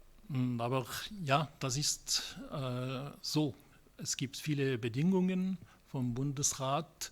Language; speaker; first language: German; non-native, local second language; French